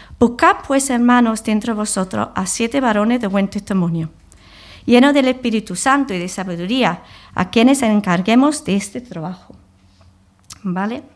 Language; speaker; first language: Spanish; non-native, fluent; English